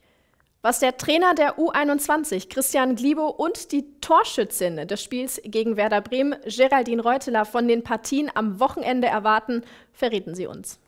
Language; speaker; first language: German; native; German